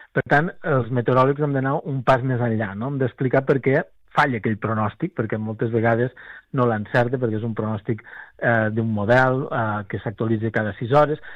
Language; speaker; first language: Catalan; native; Catalan